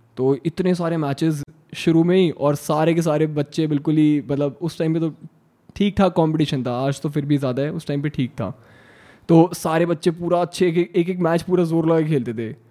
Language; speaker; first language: Hindi; native; Hindi